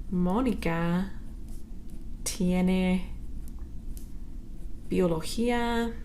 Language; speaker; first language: Spanish; non-native, fluent; English